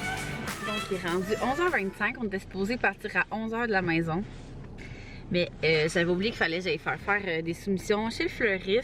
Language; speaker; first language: French; native; French